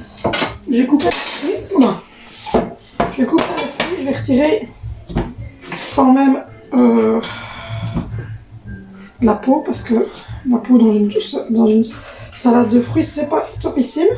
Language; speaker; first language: French; native; French